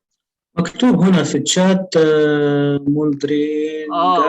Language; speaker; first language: Arabic; native; Arabic